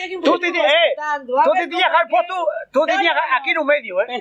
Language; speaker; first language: Spanish; non-native, local second language; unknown